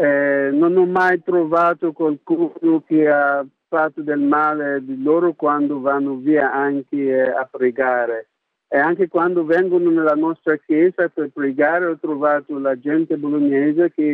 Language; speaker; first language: Italian; non-native, local second language; English